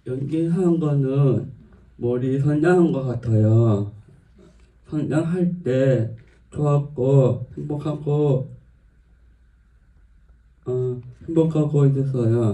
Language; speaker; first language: Korean; non-native, learner; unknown